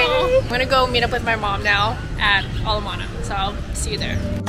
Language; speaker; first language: English; native; English